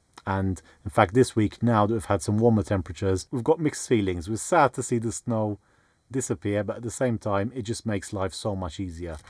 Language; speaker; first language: English; native; English